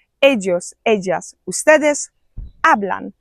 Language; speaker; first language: Spanish; non-native, fluent; Polish